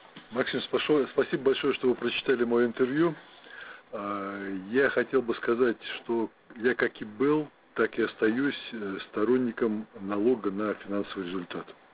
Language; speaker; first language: Russian; native; Russian